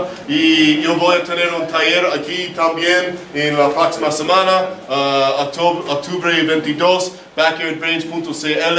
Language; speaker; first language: Spanish; non-native, learner; English